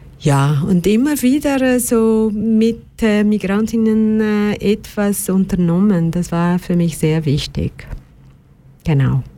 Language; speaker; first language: German; non-native, fluent; Portuguese